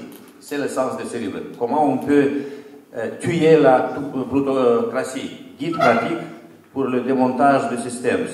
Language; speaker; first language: French; non-native, fluent; Romanian